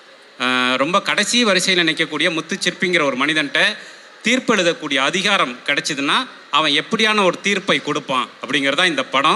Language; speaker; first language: Tamil; native; Tamil